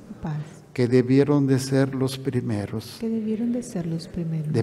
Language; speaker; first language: Spanish; native; Spanish